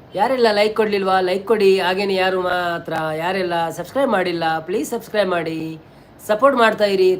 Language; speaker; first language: Kannada; non-native, local second language; Tulu